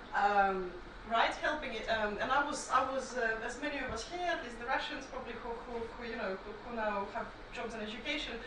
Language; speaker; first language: English; non-native, fluent; Russian